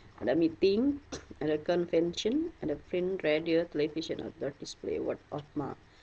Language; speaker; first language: English; non-native, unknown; Indonesian